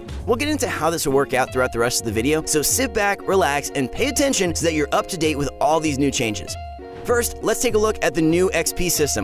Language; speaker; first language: English; native; English